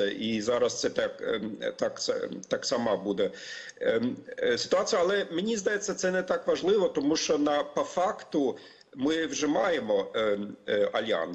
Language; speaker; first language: Ukrainian; non-native, fluent; German